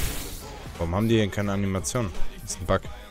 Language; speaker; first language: German; native; German